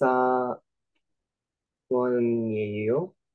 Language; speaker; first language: Korean; non-native, learner; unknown